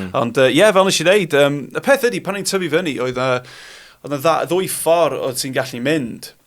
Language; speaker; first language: Welsh; non-native, local second language; English